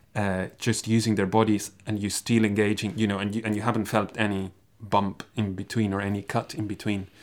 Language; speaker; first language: English; non-native, fluent; Spanish